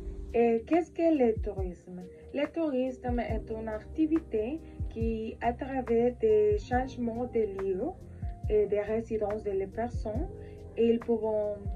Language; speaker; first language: French; non-native, learner; Spanish